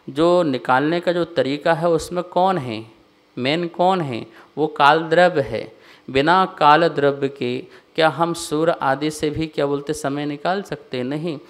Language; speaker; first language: Hindi; native; Hindi